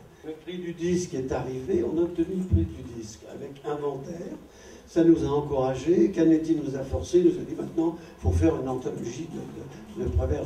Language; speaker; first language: French; native; French